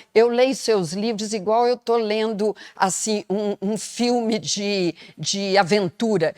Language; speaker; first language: Portuguese; native; Portuguese